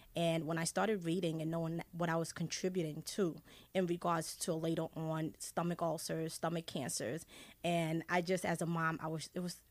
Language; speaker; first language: English; early bilingual, other home language; Haitian Creole